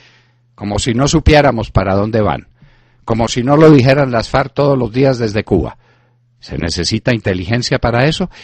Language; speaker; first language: Spanish; native; Spanish